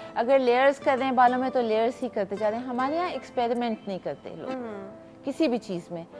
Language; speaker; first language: Urdu; native; Urdu